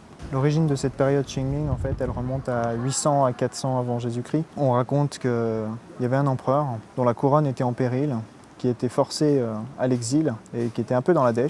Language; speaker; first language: French; native; French